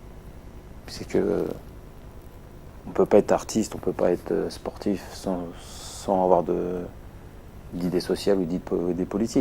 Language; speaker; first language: French; native; French